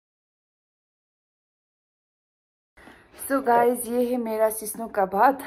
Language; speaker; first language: Hindi; non-native, local second language; Nepali